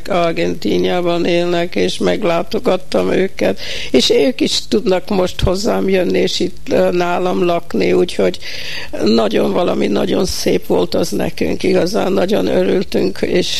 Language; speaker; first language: Hungarian; early bilingual, heritage; Hungarian